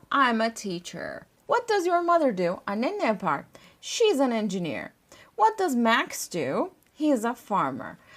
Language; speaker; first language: English; non-native, fluent; Turkish